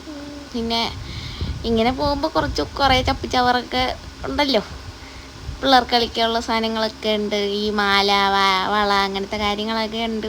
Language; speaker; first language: Malayalam; native; Malayalam